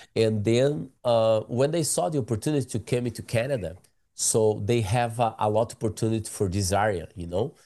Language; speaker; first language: English; non-native, learner; Portuguese